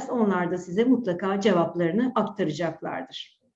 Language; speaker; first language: Turkish; native; Turkish